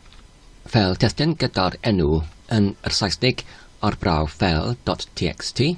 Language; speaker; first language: Welsh; non-native, fluent; English